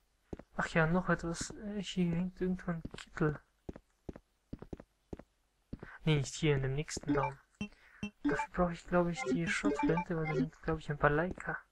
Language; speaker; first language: German; native; German